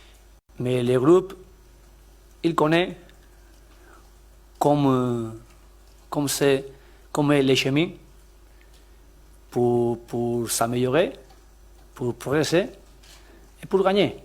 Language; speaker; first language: French; non-native, learner; Spanish